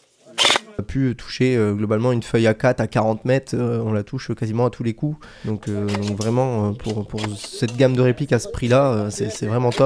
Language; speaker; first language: French; native; French